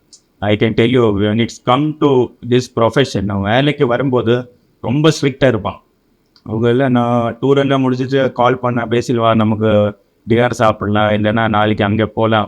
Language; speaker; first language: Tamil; non-native, local second language; Malayalam